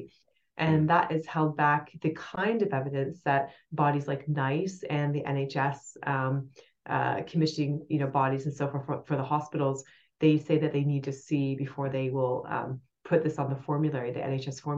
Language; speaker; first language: English; native; English